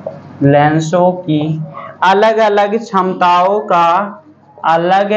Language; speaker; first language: Hindi; native; Hindi